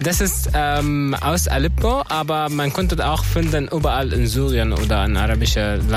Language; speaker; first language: German; non-native, fluent; Arabic